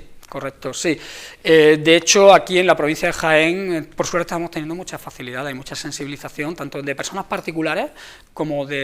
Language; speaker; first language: Spanish; native; Spanish